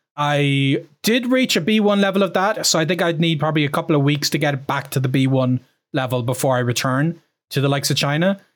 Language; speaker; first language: English; native; English